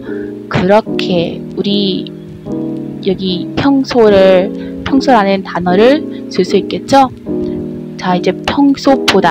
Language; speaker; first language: Korean; non-native, learner; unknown